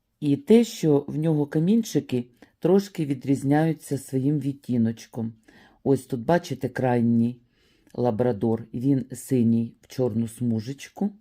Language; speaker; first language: Ukrainian; native; Ukrainian